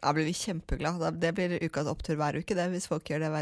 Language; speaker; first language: Norwegian; native; Norwegian